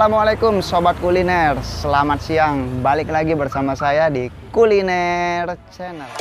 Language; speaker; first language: Indonesian; native; Indonesian